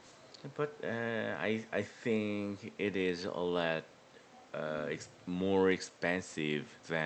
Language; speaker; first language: English; non-native, learner; Korean